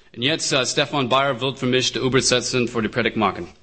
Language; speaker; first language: German; non-native, learner; English